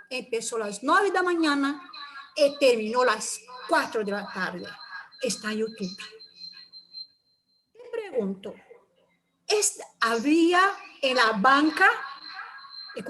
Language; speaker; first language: Spanish; non-native, learner; Portuguese